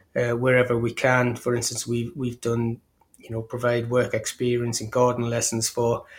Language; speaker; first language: English; native; English